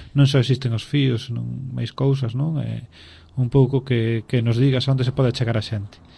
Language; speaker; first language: Galician; non-native, local second language; Spanish